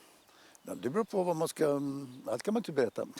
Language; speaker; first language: Swedish; native; Swedish